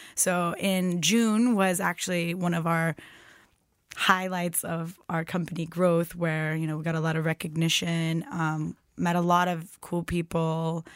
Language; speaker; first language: English; non-native, fluent; Turkish